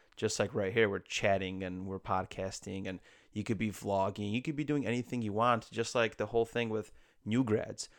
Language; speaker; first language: English; native; English